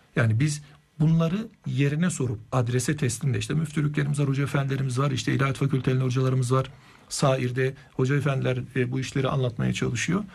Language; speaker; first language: Turkish; native; Turkish